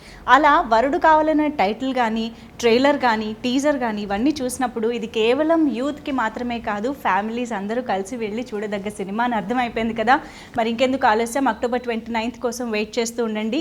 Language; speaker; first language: Telugu; native; Telugu